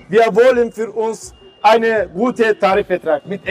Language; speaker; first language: German; non-native, learner; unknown